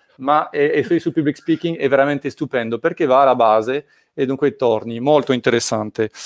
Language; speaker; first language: Italian; non-native, fluent; French